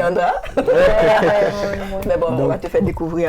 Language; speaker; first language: French; non-native, local second language; Ewe